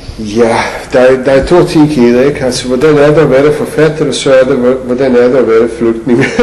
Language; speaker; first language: Danish; non-native, fluent; Serbian